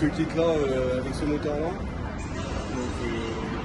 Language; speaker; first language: French; native; French